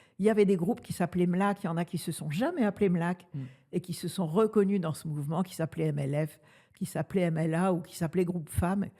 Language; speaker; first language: French; native; French